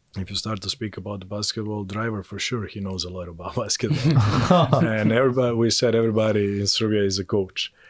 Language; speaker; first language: English; non-native, fluent; Serbian